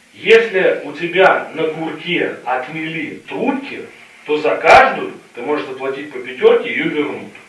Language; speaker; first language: Russian; native; Russian